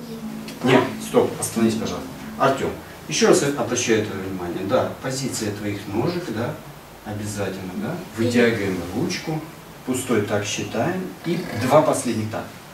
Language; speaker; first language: Russian; native; Russian